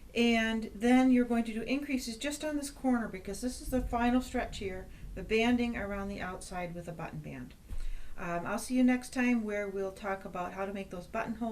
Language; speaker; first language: English; native; English